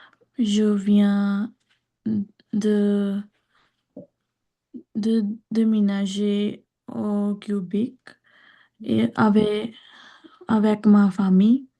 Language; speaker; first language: French; non-native, learner; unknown